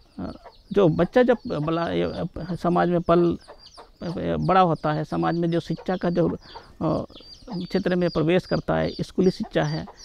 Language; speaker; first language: Hindi; non-native, local second language; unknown